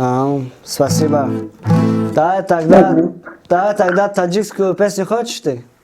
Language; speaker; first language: Russian; non-native, local second language; Tajik